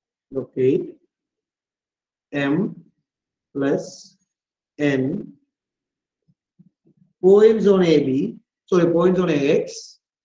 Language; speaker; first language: English; non-native, local second language; Malayalam